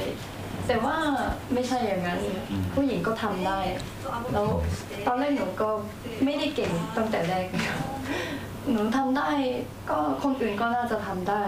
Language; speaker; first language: Thai; early bilingual, heritage; Thai